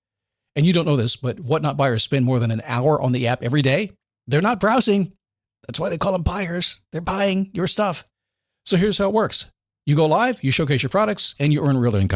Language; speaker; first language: English; native; English